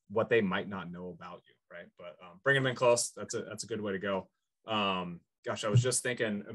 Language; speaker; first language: English; native; English